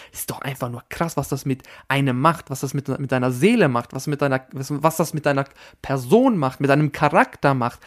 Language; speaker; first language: German; early bilingual, other home language; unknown